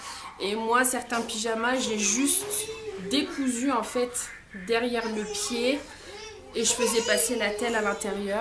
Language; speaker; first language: French; native; French